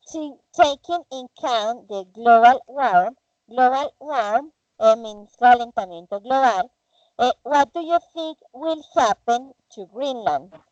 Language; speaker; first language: English; non-native, fluent; Spanish